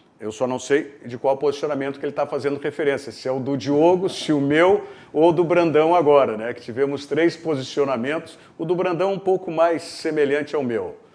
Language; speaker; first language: Portuguese; native; Portuguese